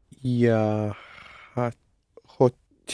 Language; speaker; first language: Russian; non-native, learner; English